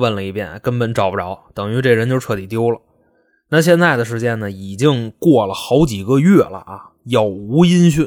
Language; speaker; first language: Chinese; native; Chinese